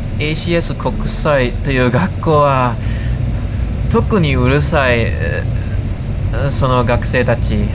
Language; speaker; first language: Japanese; non-native, fluent; English